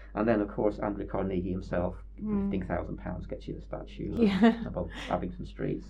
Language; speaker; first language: English; native; English